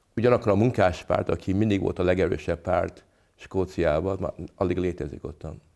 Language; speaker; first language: Hungarian; early bilingual, other home language; English